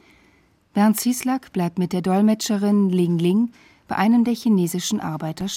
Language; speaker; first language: German; native; German